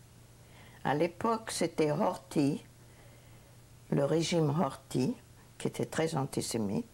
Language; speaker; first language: French; non-native, fluent; Hungarian